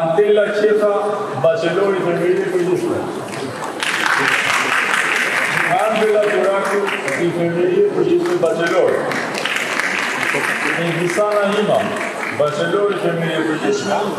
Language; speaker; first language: Albanian; native; Albanian